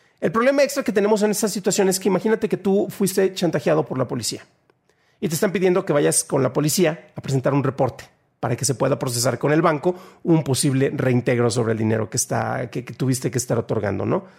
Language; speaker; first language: Spanish; native; Spanish